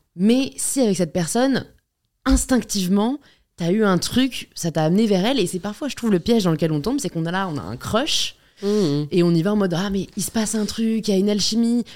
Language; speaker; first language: French; native; French